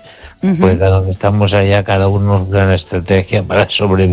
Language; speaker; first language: Spanish; native; Spanish